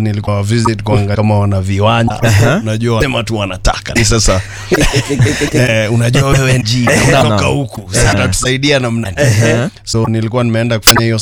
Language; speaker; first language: Swahili; non-native, local second language; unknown